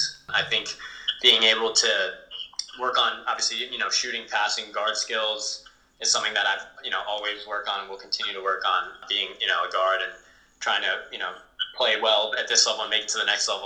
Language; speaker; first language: English; native; English